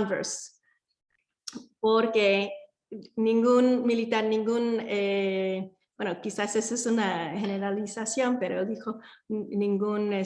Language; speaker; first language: Spanish; early bilingual, heritage; Spanish